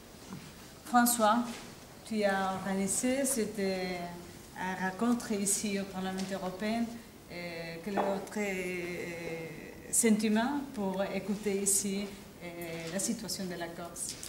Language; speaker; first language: French; non-native, fluent; Basque